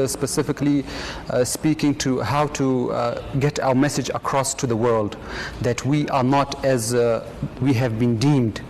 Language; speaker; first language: English; non-native, fluent; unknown